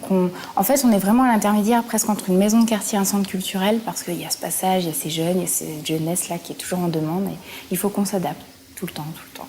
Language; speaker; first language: French; native; French